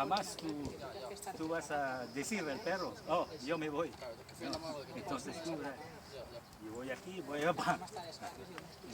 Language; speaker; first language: Spanish; non-native, learner; French